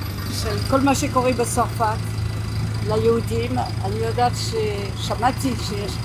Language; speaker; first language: Hebrew; non-native, fluent; French